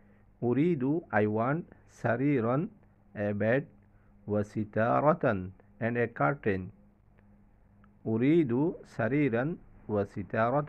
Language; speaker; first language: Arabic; non-native, fluent; Bangla